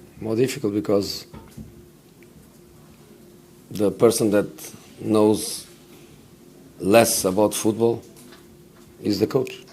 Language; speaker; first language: English; non-native, fluent; Portuguese